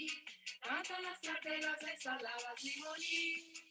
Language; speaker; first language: Spanish; non-native, learner; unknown